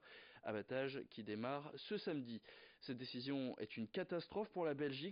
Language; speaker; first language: French; native; French